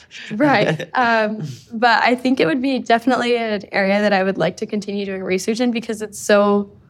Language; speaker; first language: English; early bilingual, other home language; Spanish